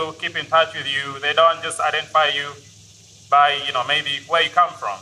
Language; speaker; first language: English; non-native, local second language; Ganda